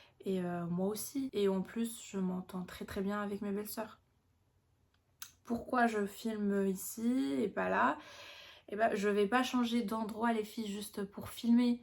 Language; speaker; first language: French; non-native, local second language; Arabic